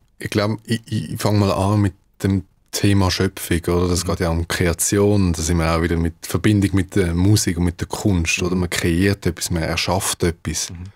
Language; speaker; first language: German; early bilingual, other home language; Dutch